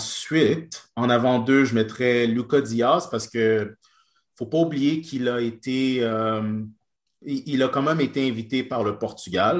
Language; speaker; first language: French; native; French